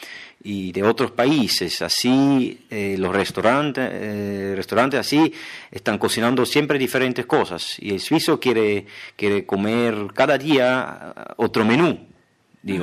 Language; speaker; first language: Spanish; non-native, fluent; German